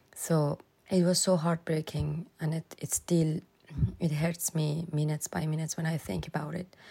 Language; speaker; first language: English; non-native, fluent; Persian